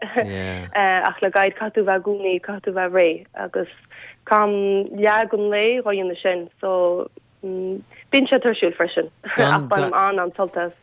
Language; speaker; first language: Irish; native; Irish